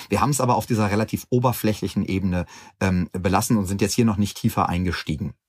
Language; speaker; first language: German; native; German